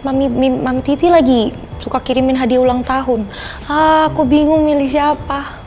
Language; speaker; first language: Indonesian; native; Indonesian